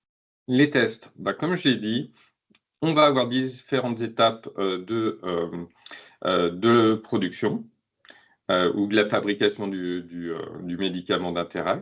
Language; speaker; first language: French; native; French